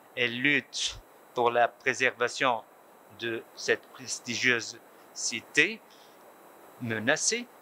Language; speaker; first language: French; non-native, local second language; Arabic